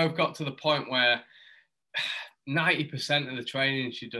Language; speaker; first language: English; native; English